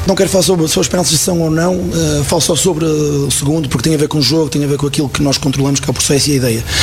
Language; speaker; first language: Portuguese; native; Portuguese